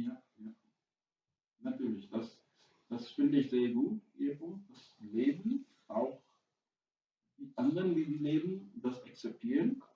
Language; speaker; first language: German; non-native, fluent; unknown